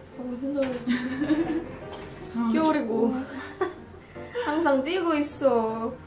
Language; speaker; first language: Korean; non-native, learner; Filipino